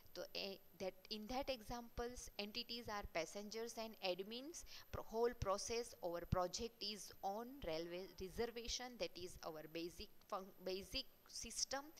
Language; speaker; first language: English; non-native, local second language; Gujarati